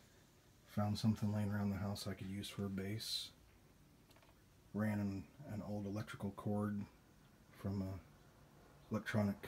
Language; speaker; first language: English; native; English